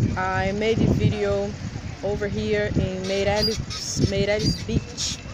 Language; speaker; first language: English; non-native, learner; Portuguese